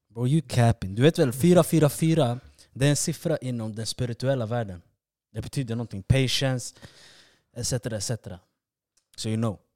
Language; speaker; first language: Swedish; early bilingual, other home language; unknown